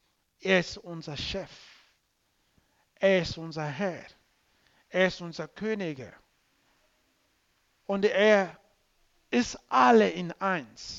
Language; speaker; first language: German; non-native, learner; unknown